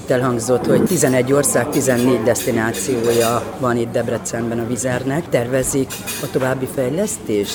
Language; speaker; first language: Hungarian; native; Hungarian